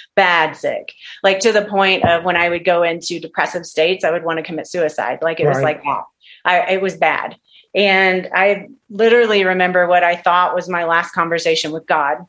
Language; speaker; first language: English; native; English